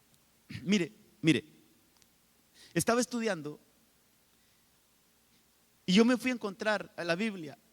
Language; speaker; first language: Spanish; native; Spanish